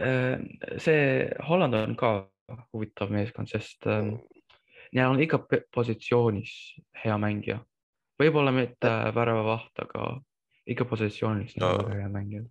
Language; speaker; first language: Estonian; non-native, fluent; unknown